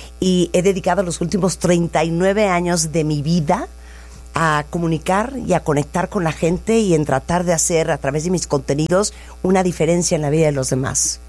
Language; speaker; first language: Spanish; early bilingual, heritage; Spanish